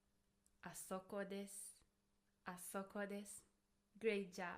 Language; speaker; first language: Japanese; non-native, fluent; English